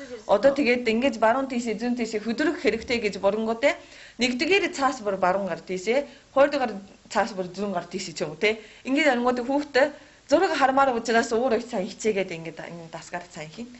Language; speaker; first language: Mongolian; non-native, learner; Japanese